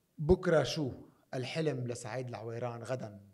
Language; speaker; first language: Arabic; native; Arabic